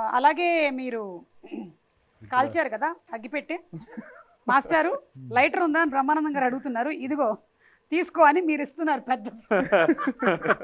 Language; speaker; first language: Telugu; native; Telugu